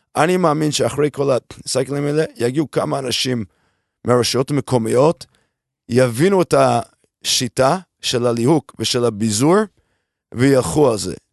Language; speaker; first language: Hebrew; non-native, fluent; English